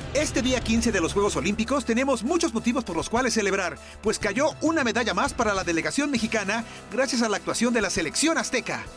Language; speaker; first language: Spanish; native; Spanish